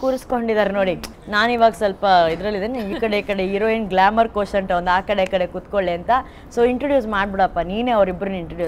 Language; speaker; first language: Kannada; native; Kannada